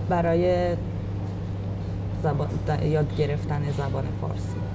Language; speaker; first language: Persian; non-native, learner; Italian